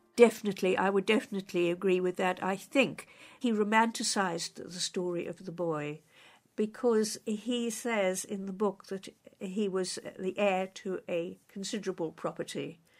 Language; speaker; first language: English; native; English